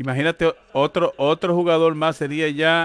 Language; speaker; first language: Spanish; native; Spanish